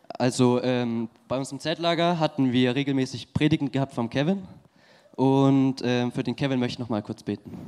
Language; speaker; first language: German; native; German